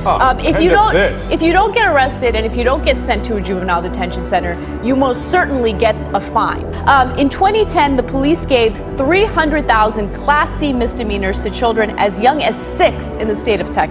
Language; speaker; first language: English; native; English